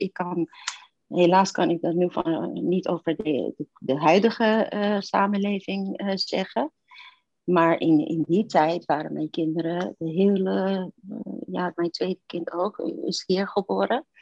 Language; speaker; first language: Dutch; non-native, fluent; Persian